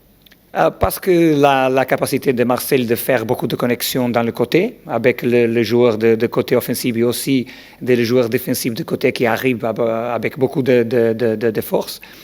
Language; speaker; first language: French; non-native, learner; Portuguese